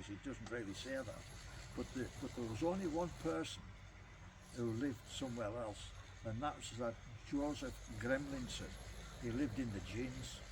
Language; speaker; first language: English; native; English